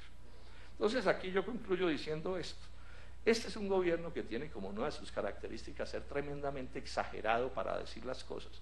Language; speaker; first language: Spanish; native; Spanish